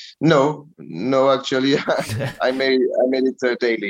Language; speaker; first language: English; non-native, learner; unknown